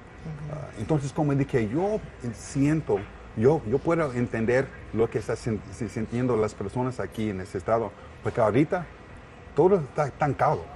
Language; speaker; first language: Spanish; non-native, learner; English